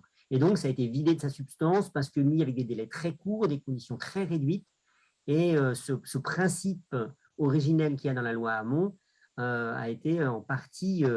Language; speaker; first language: French; native; French